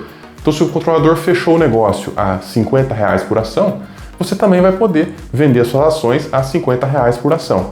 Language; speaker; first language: Portuguese; native; Portuguese